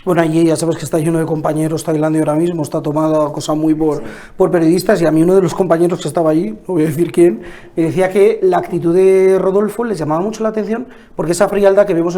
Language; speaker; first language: Spanish; native; Spanish